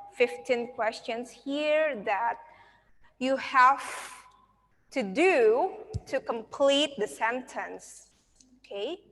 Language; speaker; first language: English; non-native, fluent; Indonesian